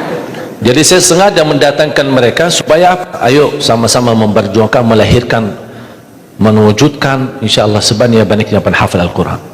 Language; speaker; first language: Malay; non-native, fluent; Arabic